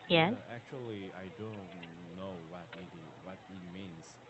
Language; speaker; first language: English; non-native, learner; Korean